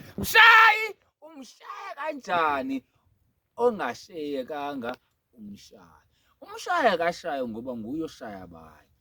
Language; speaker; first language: Zulu; non-native, local second language; Xhosa